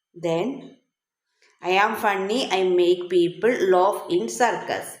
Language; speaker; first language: English; non-native, local second language; Malayalam